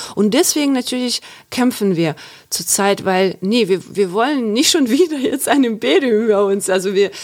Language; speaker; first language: German; non-native, fluent; Ukrainian